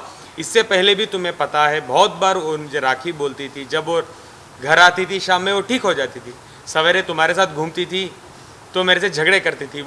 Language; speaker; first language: Hindi; native; Hindi